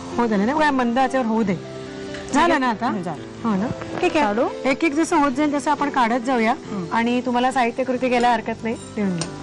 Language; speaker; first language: Marathi; native; Marathi